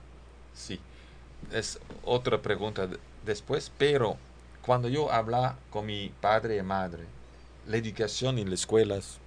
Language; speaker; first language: Spanish; non-native, learner; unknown